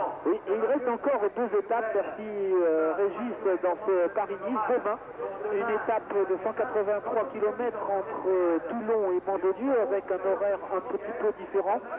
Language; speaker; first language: French; native; French